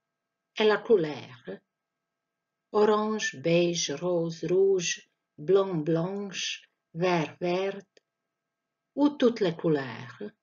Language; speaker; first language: French; non-native, fluent; Croatian